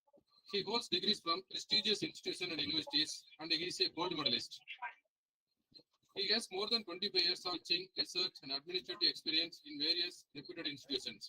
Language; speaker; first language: English; non-native, local second language; Tamil